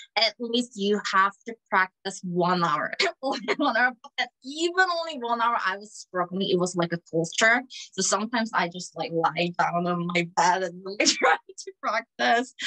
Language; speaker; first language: English; non-native, fluent; Korean